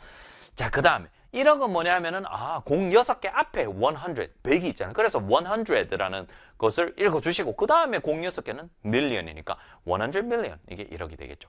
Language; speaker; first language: Korean; native; Korean